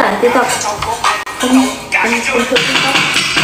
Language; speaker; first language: Vietnamese; non-native, learner; Indonesian